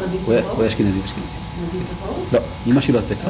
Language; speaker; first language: Hebrew; native; Hebrew